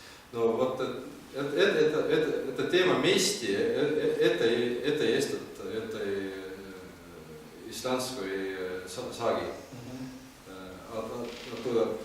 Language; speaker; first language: Russian; non-native, learner; Estonian